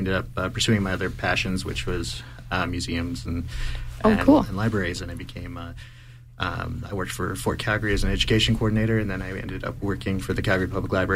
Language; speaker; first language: English; native; English